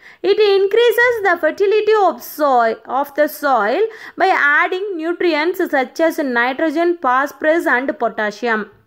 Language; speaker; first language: English; non-native, local second language; Tamil